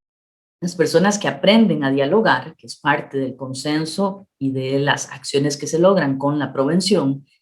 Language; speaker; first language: Spanish; native; Spanish